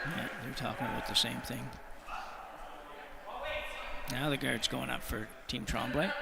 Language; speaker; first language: English; native; English